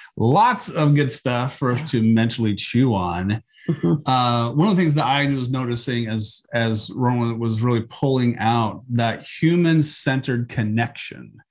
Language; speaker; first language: English; native; English